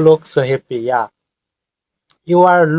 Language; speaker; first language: English; non-native, fluent; Bangla